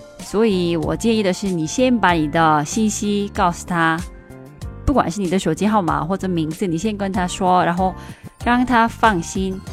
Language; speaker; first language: Chinese; non-native, fluent; Korean